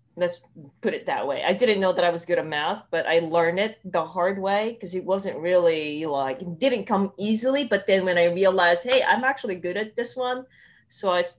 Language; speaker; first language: English; non-native, local second language; Filipino